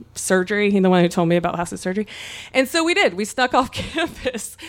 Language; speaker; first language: English; native; English